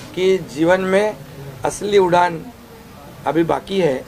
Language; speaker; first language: Hindi; non-native, local second language; Marathi